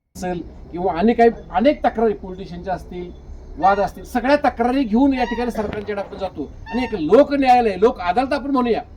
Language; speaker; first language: Marathi; native; Marathi